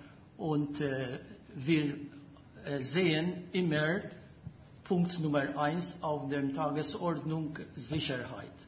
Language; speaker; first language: German; non-native, fluent; Maltese